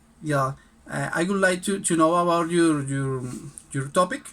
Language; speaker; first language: English; non-native, learner; Spanish